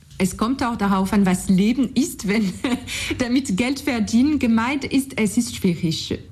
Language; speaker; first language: German; non-native, fluent; French